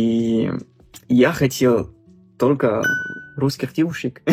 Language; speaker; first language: Russian; non-native, fluent; French